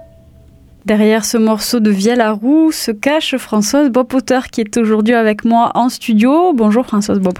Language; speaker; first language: French; native; French